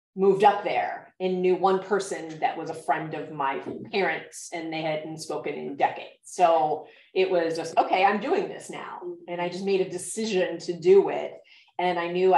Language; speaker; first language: English; native; English